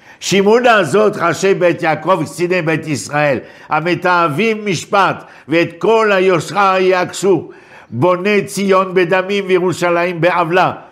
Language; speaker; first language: Hebrew; non-native, fluent; French